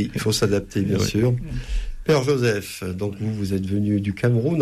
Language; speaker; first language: French; native; French